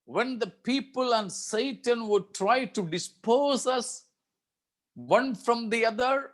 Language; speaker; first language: English; non-native, local second language; Malayalam